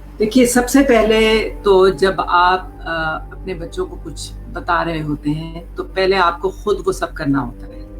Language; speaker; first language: Urdu; native; Urdu